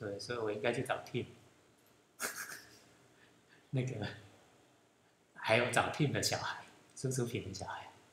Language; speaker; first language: Chinese; native; Chinese